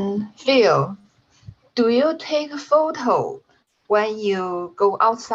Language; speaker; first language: English; non-native, learner; Chinese